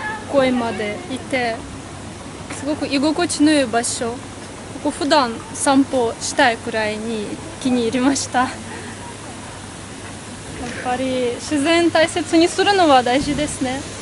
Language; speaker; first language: Japanese; non-native, fluent; Russian